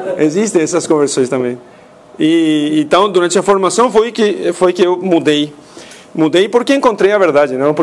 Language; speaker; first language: Portuguese; non-native, fluent; Spanish